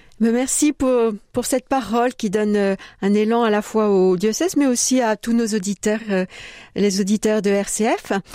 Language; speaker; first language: French; native; French